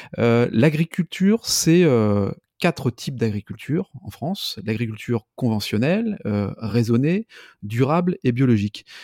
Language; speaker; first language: French; native; French